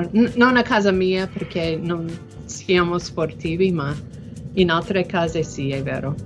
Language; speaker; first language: Italian; non-native, learner; English